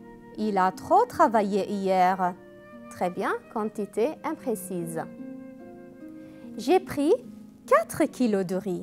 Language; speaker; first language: French; non-native, fluent; Arabic